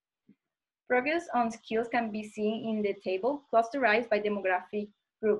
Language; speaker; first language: English; non-native, fluent; Spanish